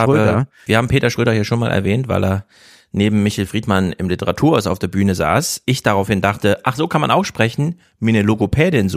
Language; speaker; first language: German; native; German